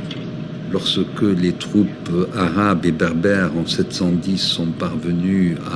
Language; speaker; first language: French; non-native, local second language; Arabic